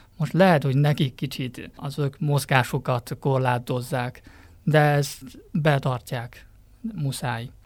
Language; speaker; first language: Hungarian; non-native, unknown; Chinese